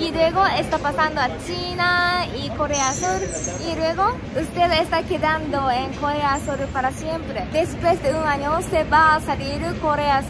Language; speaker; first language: Spanish; non-native, learner; Japanese